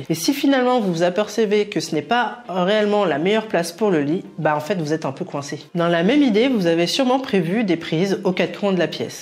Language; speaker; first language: French; native; French